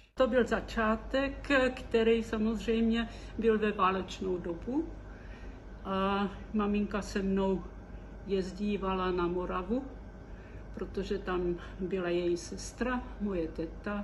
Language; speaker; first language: Czech; early bilingual, heritage; Czech